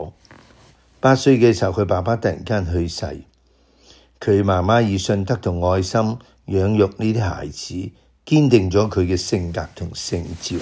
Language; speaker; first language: Chinese; non-native, local second language; Cantonese